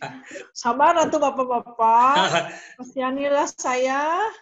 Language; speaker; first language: Indonesian; native; Indonesian